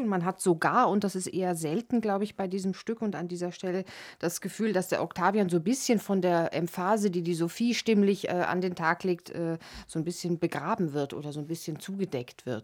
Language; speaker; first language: German; native; German